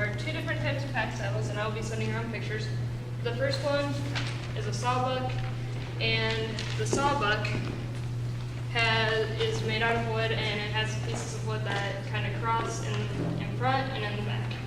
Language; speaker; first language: English; native; English